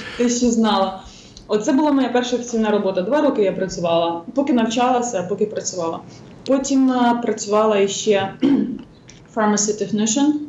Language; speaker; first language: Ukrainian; native; Ukrainian